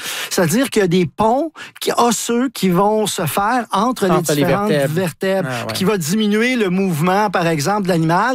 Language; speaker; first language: French; native; French